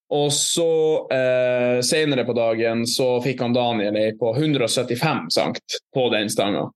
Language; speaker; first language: Norwegian; native; Norwegian